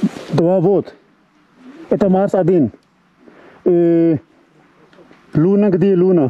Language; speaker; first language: Russian; non-native, learner; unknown